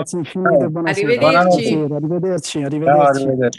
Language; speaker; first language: Italian; native; Italian